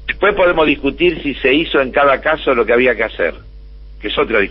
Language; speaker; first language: Spanish; native; Spanish